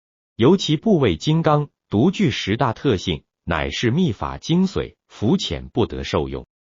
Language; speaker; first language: Chinese; native; Chinese